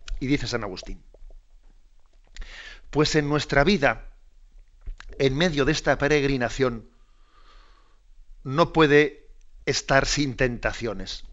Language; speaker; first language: Spanish; native; Spanish